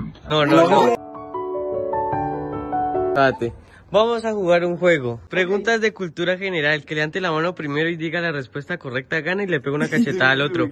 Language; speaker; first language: Spanish; native; Spanish